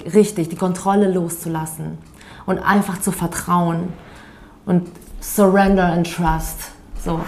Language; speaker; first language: German; early bilingual, other home language; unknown